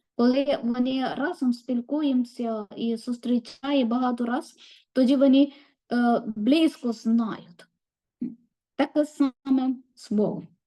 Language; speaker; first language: Ukrainian; non-native, learner; Malayalam